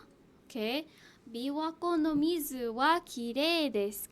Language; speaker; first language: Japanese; non-native, fluent; Hiligaynon